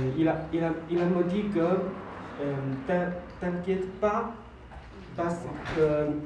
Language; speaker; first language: French; non-native, learner; Chinese